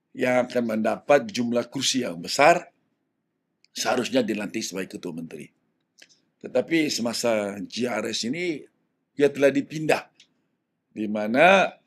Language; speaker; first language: Malay; native; Malay